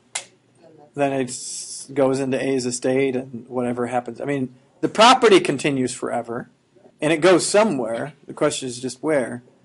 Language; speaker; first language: English; native; English